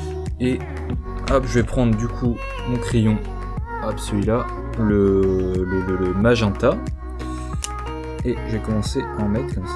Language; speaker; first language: French; native; French